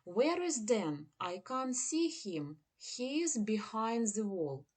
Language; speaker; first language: English; non-native, fluent; Ukrainian